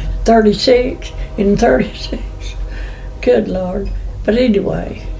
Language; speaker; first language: English; native; English